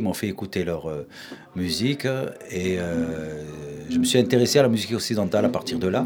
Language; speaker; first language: French; non-native, local second language; Arabic